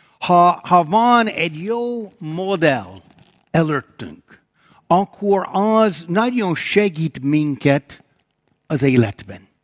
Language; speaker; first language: Hungarian; non-native, fluent; English